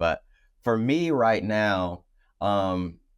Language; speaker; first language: English; native; English